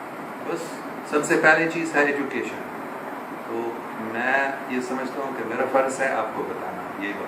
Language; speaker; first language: Hindi; non-native, local second language; English